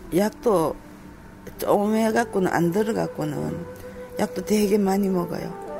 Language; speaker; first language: Korean; native; Korean